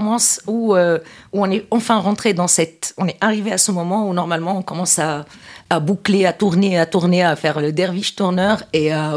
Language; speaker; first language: French; non-native, local second language; Arabic